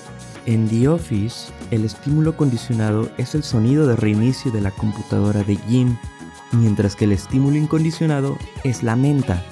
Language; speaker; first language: Spanish; native; Spanish